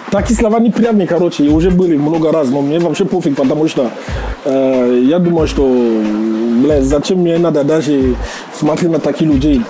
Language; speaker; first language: Russian; non-native, fluent; Jamaican Creole English